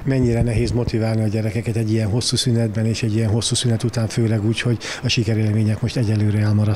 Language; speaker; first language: Hungarian; native; Hungarian